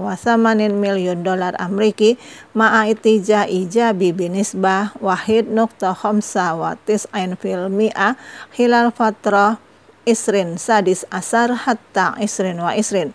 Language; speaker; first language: Arabic; non-native, learner; Indonesian